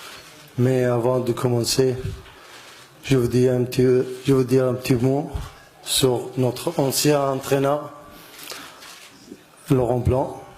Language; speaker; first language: French; non-native, learner; Arabic